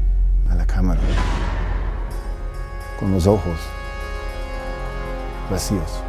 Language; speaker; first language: Spanish; early bilingual, heritage; English